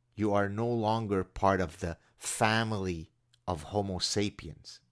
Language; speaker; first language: English; non-native, fluent; Arabic